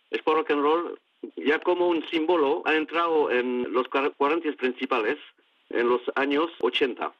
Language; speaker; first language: Spanish; non-native, fluent; Basque